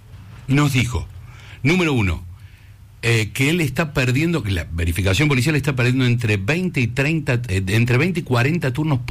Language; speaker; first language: Spanish; native; Spanish